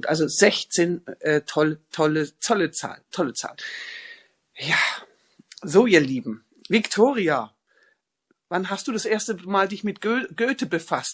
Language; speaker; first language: German; native; German